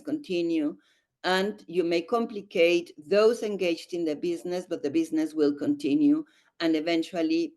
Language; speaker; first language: English; non-native, fluent; Spanish